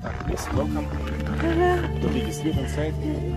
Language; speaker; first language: English; non-native, learner; Russian